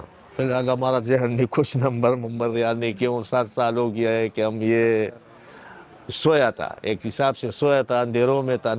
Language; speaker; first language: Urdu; non-native, fluent; Pashto